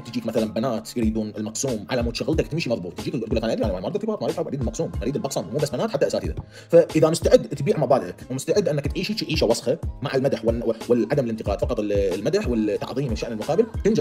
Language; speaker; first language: Arabic; native; Arabic